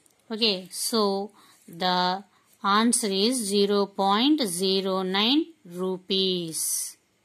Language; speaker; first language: English; non-native, local second language; Telugu